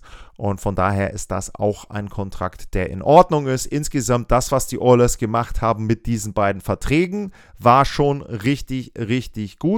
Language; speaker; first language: German; native; German